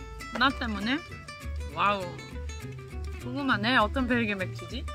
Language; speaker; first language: Korean; non-native, fluent; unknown